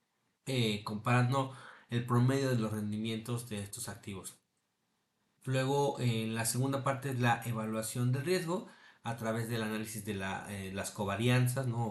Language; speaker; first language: Spanish; native; Spanish